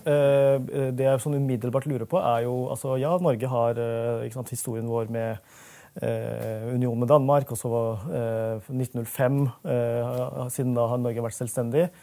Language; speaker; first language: Norwegian; early bilingual, other home language; Urdu